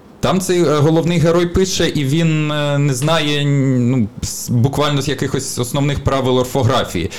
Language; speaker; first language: Ukrainian; native; Ukrainian